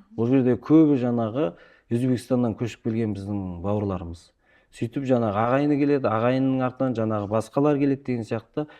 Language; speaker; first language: Kazakh; early bilingual, heritage; Kazakh